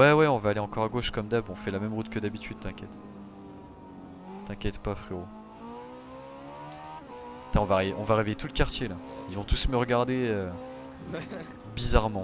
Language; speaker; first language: French; native; French